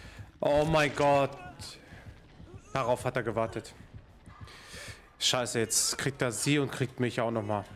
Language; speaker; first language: German; native; German